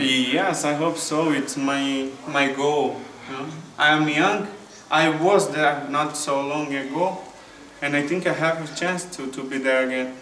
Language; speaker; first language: English; non-native, fluent; Portuguese